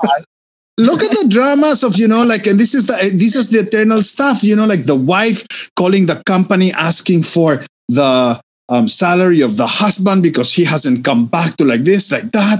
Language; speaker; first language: English; non-native, fluent; Spanish